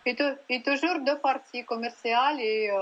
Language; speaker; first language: French; non-native, learner; Russian